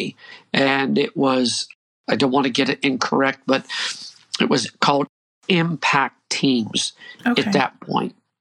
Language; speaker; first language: English; native; English